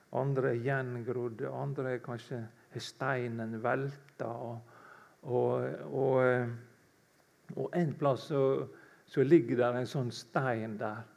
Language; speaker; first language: Norwegian; native; Norwegian